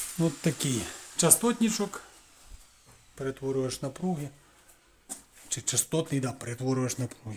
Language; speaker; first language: Ukrainian; native; Ukrainian